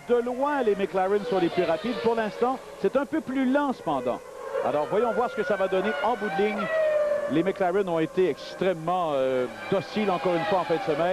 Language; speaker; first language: French; native; French